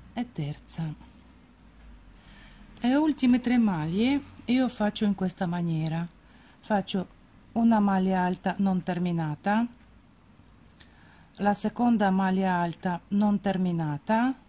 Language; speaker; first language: Italian; non-native, fluent; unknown